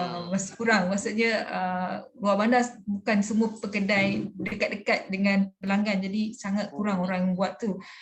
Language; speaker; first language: Malay; native; Malay